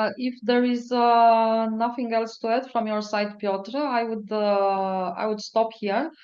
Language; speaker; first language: English; non-native, fluent; Romanian